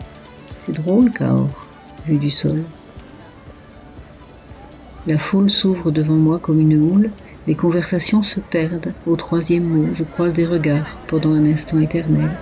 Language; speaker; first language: French; native; French